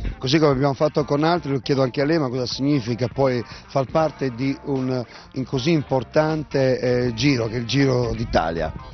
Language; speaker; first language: Italian; native; Italian